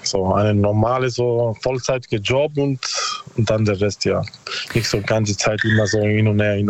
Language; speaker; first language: German; non-native, learner; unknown